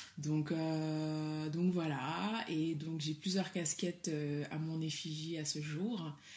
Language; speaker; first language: French; early bilingual, other home language; Soninke